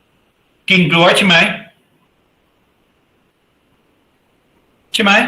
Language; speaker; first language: Thai; non-native, learner; English